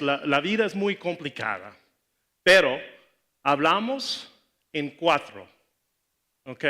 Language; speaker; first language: Spanish; non-native, learner; English